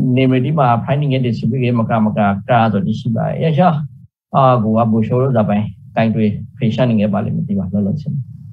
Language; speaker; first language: Burmese; native; Burmese